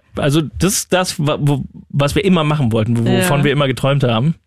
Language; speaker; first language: German; native; German